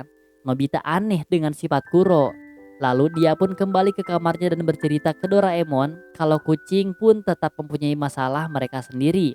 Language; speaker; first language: Indonesian; native; Indonesian